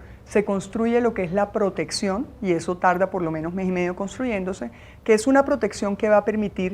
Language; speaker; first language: Spanish; native; Spanish